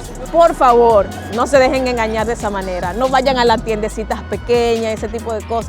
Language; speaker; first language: Spanish; native; Spanish